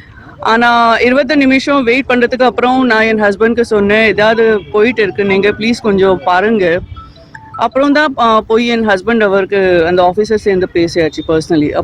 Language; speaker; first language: Tamil; non-native, fluent; Gujarati